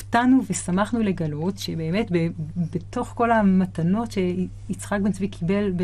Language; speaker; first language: Hebrew; native; Hebrew